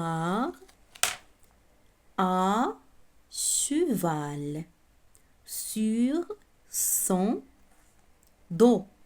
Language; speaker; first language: French; non-native, local second language; Arabic